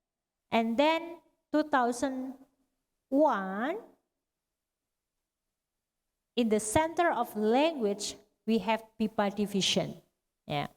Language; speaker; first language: English; non-native, learner; Indonesian